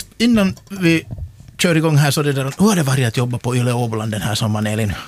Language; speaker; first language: Swedish; native; Swedish